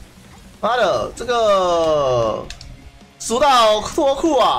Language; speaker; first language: Chinese; native; Chinese